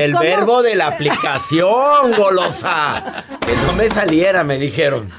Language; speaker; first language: Spanish; native; Spanish